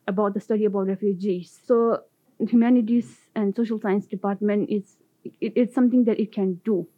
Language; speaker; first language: English; non-native, local second language; Tibetan